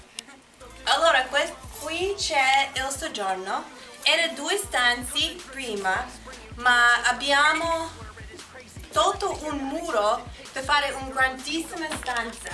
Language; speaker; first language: Italian; non-native, learner; English